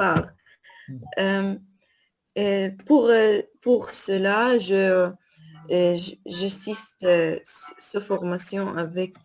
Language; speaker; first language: French; non-native, fluent; Arabic